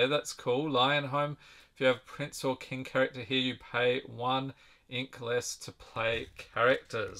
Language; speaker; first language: English; native; English